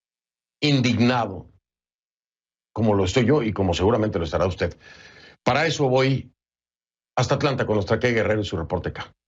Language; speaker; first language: Spanish; native; Spanish